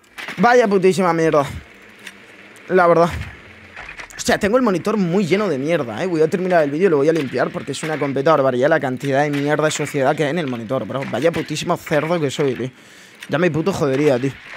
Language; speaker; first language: Spanish; native; Spanish